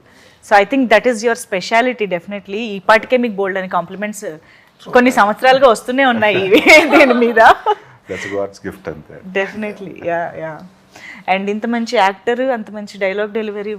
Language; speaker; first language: Telugu; native; Telugu